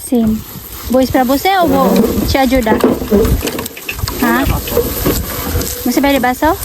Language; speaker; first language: Portuguese; non-native, learner; Filipino